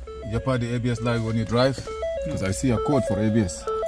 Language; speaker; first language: English; non-native, fluent; Arabic